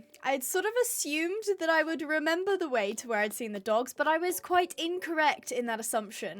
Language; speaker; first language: English; native; English